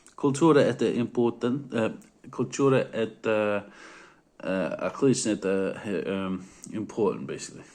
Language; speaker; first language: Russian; non-native, learner; English